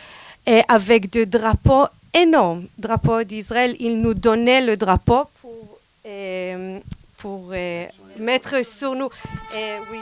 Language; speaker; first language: French; non-native, fluent; Hebrew